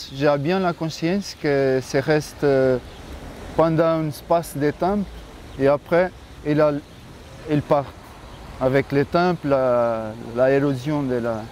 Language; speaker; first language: French; non-native, fluent; Portuguese